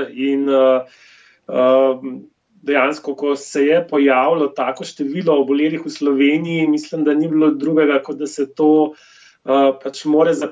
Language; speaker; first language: Slovenian; native; Slovenian